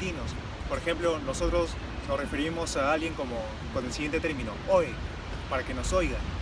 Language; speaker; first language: Spanish; native; Spanish